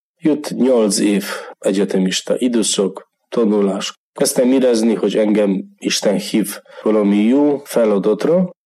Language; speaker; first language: Hungarian; non-native, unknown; Polish